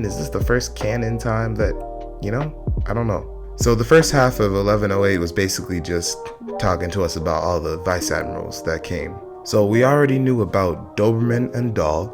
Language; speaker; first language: English; native; English